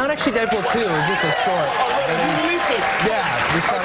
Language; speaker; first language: English; native; English